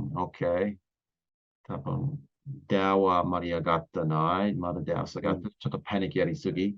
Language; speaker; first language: Japanese; non-native, learner; English